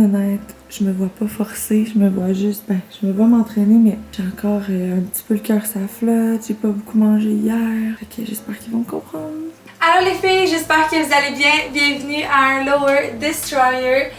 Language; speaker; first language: French; native; French